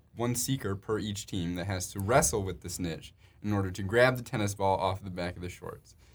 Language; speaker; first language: English; native; English